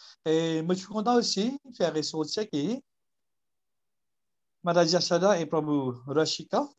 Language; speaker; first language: French; non-native, learner; Morisyen